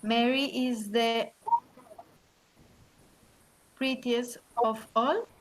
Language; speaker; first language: English; non-native, learner; Spanish